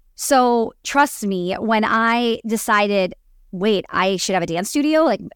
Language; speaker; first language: English; native; English